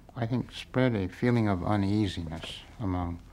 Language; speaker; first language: English; native; English